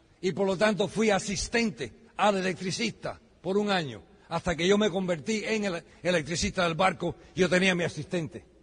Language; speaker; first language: Spanish; early bilingual, heritage; Spanish